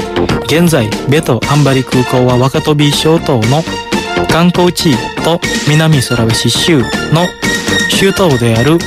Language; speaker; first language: Japanese; non-native, fluent; Indonesian